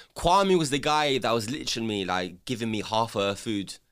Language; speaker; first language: English; non-native, local second language; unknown